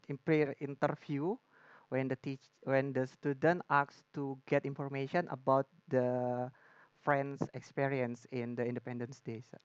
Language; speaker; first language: English; non-native, learner; Indonesian